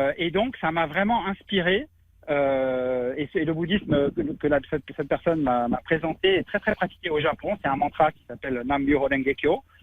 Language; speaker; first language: French; native; French